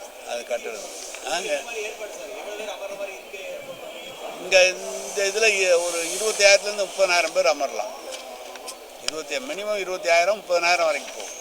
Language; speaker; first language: Tamil; native; Tamil